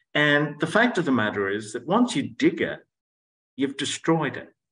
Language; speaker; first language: English; non-native, local second language; Greek